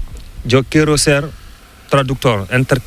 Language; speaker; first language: Spanish; non-native, learner; Fula